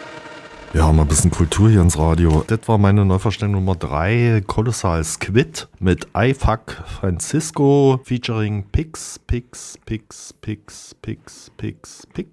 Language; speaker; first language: German; native; German